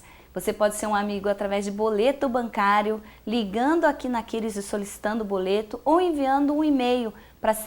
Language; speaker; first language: Portuguese; native; Portuguese